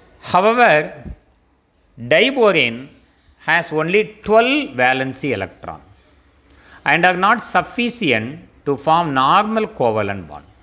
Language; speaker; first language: English; non-native, local second language; Tamil